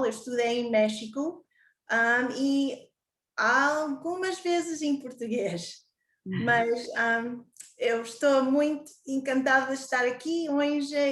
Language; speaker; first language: Portuguese; early bilingual, heritage; Portuguese